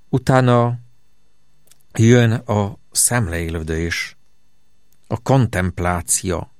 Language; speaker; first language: Hungarian; non-native, fluent; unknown